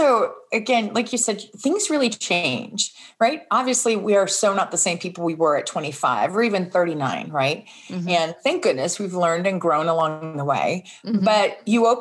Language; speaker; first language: English; native; English